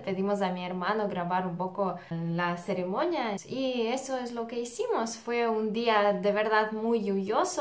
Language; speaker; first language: Spanish; non-native, fluent; Russian